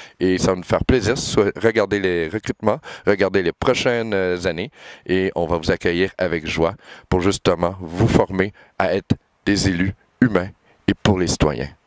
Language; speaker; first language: French; native; French